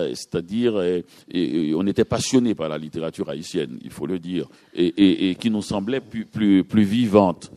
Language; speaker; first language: French; native; French